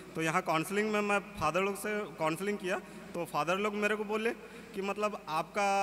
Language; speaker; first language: Hindi; native; Hindi